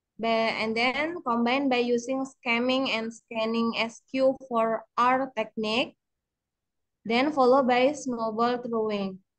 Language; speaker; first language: English; non-native, learner; Indonesian